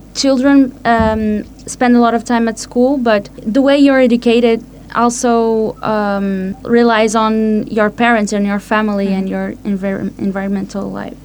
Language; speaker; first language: English; non-native, fluent; Portuguese